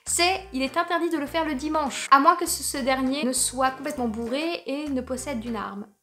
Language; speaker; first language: French; native; French